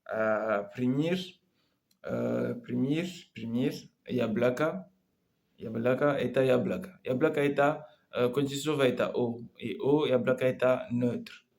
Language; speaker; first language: Russian; non-native, learner; Comorian